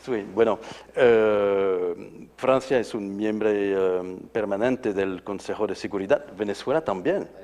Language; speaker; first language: Spanish; non-native, fluent; French